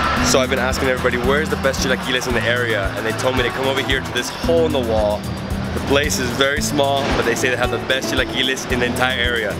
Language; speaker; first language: English; early bilingual, other home language; Spanish